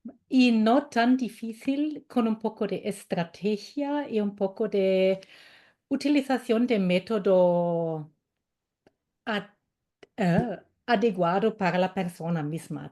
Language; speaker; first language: Spanish; non-native, fluent; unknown